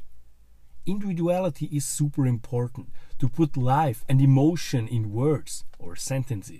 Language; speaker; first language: English; non-native, fluent; German